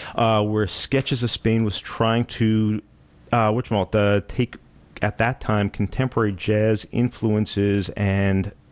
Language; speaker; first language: English; native; English